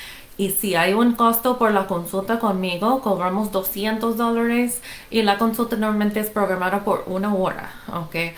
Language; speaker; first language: Spanish; non-native, fluent; English